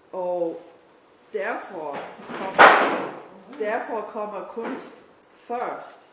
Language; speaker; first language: Danish; non-native, fluent; English